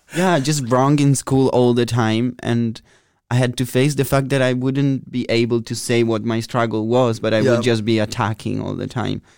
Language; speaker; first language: English; non-native, fluent; Italian